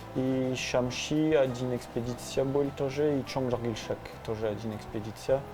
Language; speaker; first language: Russian; non-native, learner; French